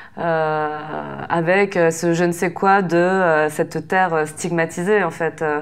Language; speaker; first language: French; native; French